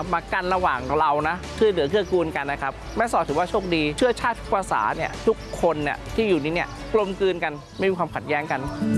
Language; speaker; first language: Thai; early bilingual, other home language; Chinese